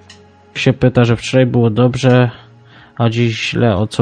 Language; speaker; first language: Polish; native; Polish